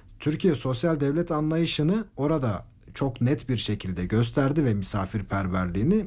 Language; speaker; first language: Turkish; native; Turkish